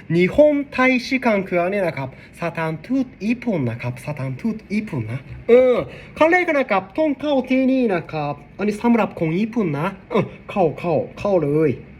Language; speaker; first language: Thai; non-native, learner; Japanese